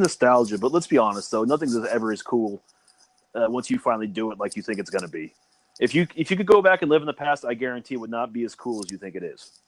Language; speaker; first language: English; native; English